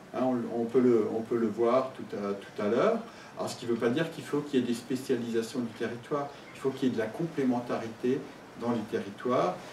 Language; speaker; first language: French; native; French